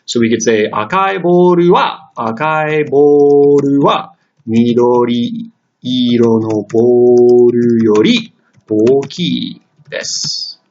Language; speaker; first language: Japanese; non-native, fluent; English